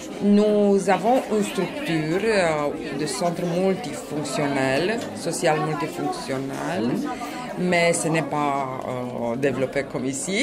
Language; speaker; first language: French; non-native, fluent; Romanian